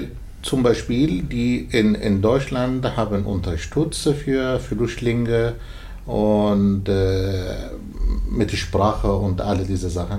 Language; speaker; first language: German; non-native, learner; Arabic